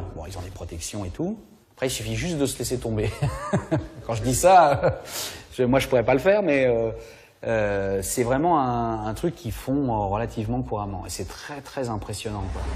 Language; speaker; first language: French; native; French